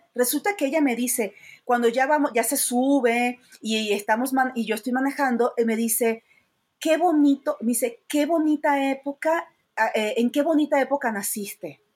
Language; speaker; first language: Spanish; native; Spanish